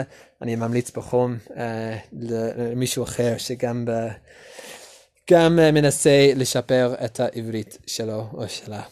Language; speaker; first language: Hebrew; non-native, learner; English